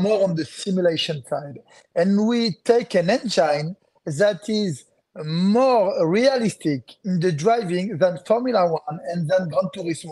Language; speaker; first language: English; non-native, fluent; French